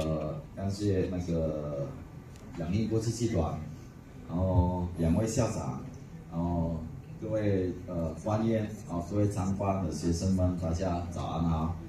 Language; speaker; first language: Chinese; non-native, fluent; Indonesian